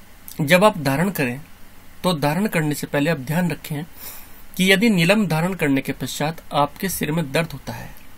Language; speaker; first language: Hindi; native; Hindi